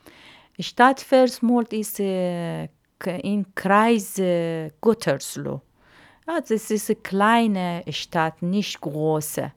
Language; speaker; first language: German; non-native, learner; Arabic